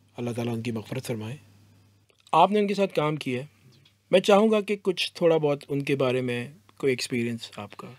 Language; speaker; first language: Urdu; native; Urdu